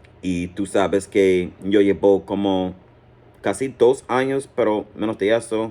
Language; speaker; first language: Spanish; non-native, learner; English